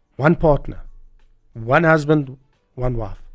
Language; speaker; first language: English; native; English